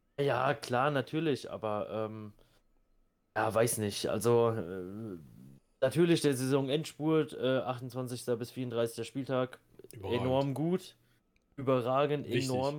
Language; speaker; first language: German; native; German